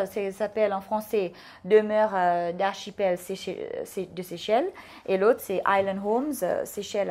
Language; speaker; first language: French; non-native, local second language; Seselwa Creole French